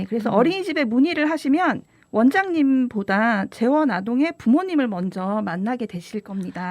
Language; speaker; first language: Korean; native; Korean